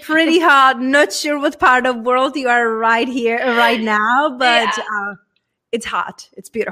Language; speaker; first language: English; non-native, fluent; Czech